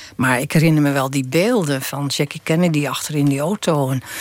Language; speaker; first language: Dutch; native; Dutch